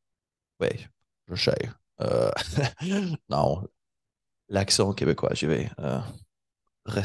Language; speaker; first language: French; non-native, learner; English